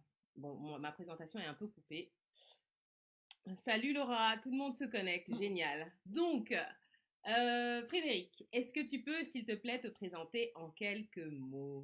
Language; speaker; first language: French; native; French